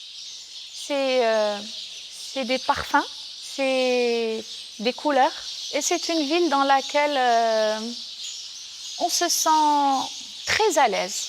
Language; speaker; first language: French; non-native, local second language; Arabic